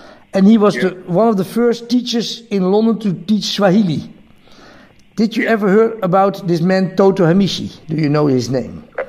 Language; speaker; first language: English; non-native, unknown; Dutch